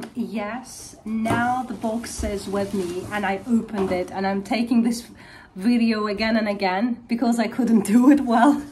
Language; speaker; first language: English; non-native, fluent; Azerbaijani